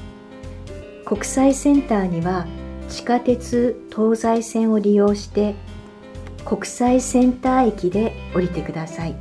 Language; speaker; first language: Japanese; native; Japanese